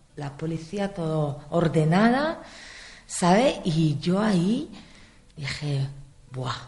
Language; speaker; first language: Spanish; non-native, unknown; Italian